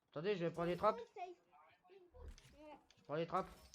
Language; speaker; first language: French; native; French